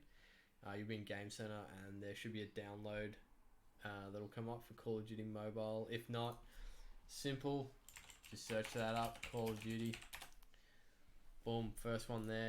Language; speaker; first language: English; native; English